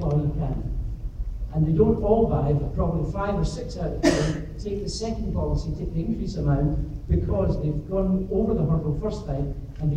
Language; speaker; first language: English; native; English